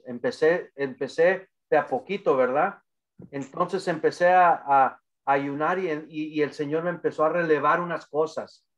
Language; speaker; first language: Spanish; early bilingual, other home language; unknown